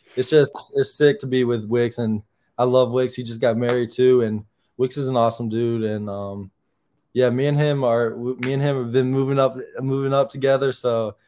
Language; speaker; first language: English; native; English